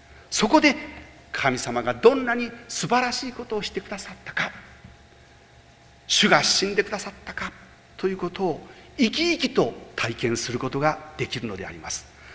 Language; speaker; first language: Japanese; native; Japanese